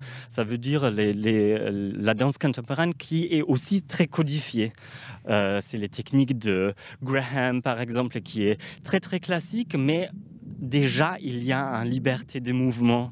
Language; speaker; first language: French; non-native, fluent; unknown